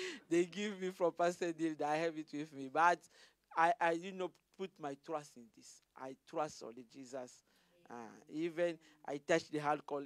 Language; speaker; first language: English; non-native, fluent; Lingala